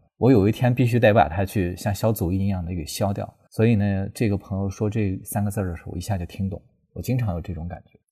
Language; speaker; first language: Chinese; native; Chinese